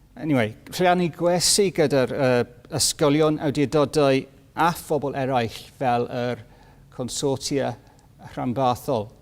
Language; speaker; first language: Welsh; non-native, learner; English